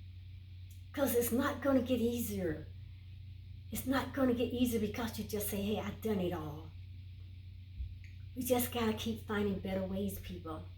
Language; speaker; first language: English; native; English